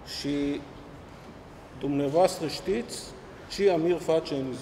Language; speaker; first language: Romanian; early bilingual, heritage; Hebrew